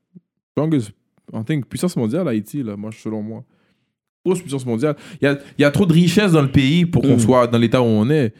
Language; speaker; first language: French; native; French